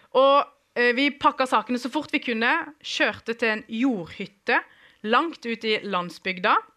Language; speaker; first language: Norwegian; early bilingual, other home language; Kurdish